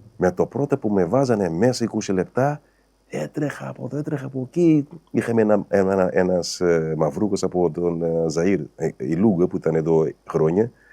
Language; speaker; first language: Greek; non-native, fluent; Portuguese